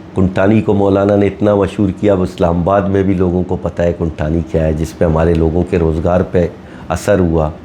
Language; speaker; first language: Urdu; non-native, local second language; Baluchi